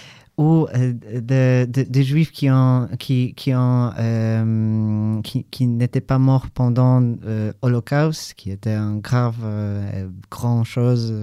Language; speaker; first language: French; non-native, learner; Polish